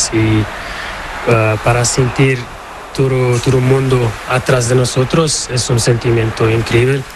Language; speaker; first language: Spanish; non-native, learner; Portuguese